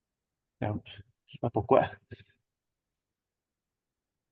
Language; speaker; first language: French; native; French